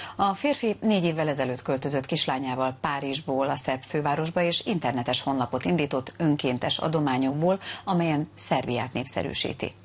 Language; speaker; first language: Hungarian; native; Hungarian